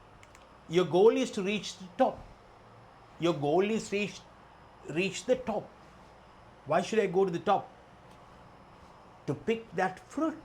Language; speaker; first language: English; non-native, local second language; Sinhala